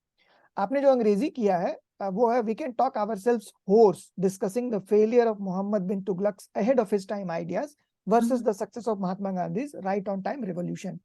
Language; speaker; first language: Hindi; native; Hindi